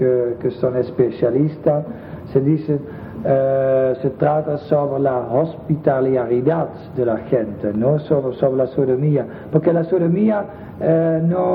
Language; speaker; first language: Spanish; non-native, fluent; Dutch